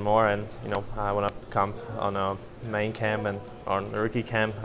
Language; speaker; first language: English; non-native, fluent; Slovak